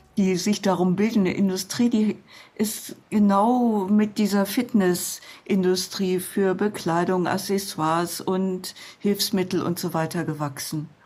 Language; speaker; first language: German; native; German